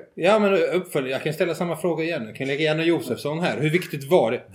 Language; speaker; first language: Swedish; native; Swedish